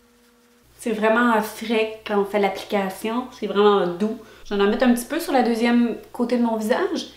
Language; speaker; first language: French; native; French